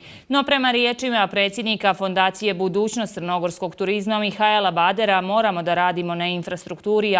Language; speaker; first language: Bosnian; native; Bosnian